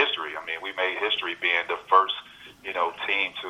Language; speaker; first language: English; native; English